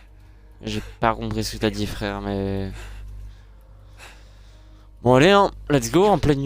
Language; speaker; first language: French; native; French